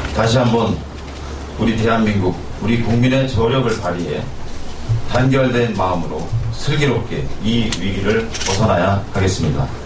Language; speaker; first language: Korean; native; Korean